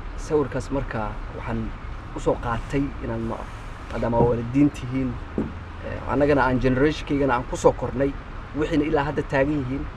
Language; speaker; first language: Somali; early bilingual, heritage; Somali